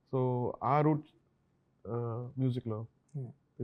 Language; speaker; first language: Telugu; non-native, learner; Tamil